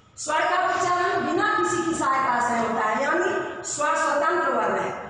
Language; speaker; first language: Hindi; native; Hindi